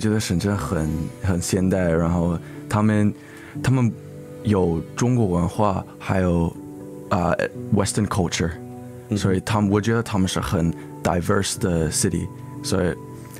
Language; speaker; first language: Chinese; early bilingual, heritage; English